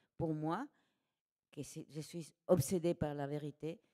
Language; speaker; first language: French; non-native, fluent; Spanish